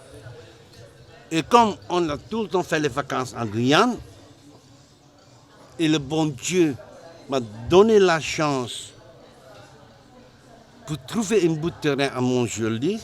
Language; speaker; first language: French; non-native, learner; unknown